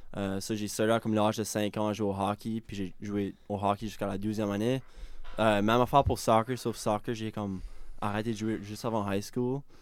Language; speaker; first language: French; native; French